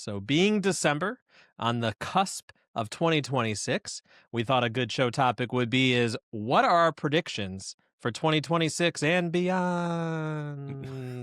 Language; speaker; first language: English; native; English